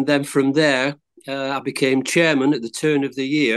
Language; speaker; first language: English; native; English